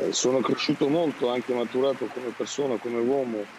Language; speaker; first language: Italian; non-native, fluent; Serbian